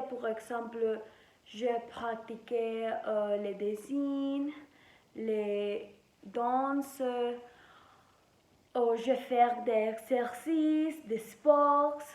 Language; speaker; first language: French; non-native, learner; Spanish